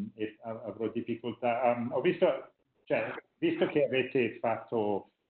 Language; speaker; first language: Italian; non-native, fluent; English